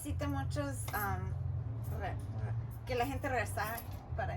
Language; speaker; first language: Spanish; early bilingual, heritage; Spanish